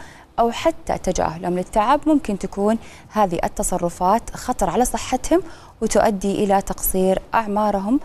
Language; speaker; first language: Arabic; native; Arabic